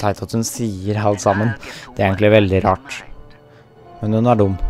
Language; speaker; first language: Norwegian; native; Norwegian